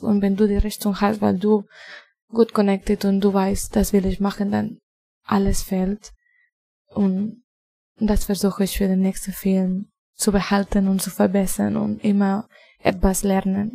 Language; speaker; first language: German; non-native, fluent; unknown